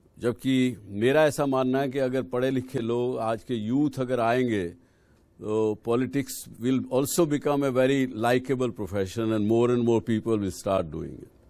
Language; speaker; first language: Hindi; native; Hindi